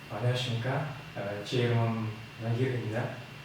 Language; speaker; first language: Korean; non-native, learner; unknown